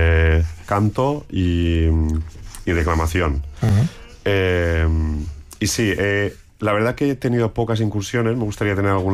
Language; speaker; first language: Spanish; non-native, local second language; Catalan